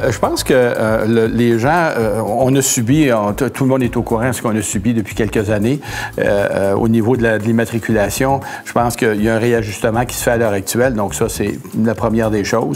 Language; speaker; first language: French; native; French